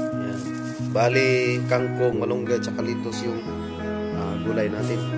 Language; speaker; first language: Filipino; non-native, local second language; Cebuano